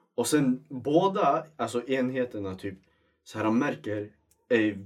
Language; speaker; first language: Swedish; native; Swedish